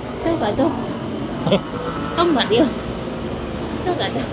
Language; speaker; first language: Korean; non-native, learner; Filipino